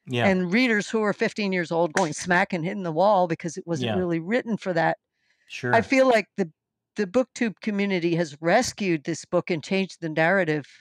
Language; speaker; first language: English; native; English